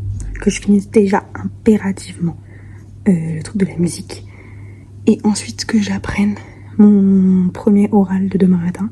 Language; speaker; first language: French; native; French